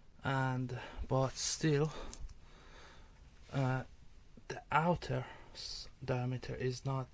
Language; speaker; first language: English; non-native, fluent; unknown